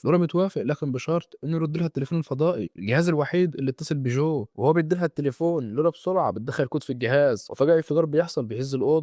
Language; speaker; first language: Arabic; native; Arabic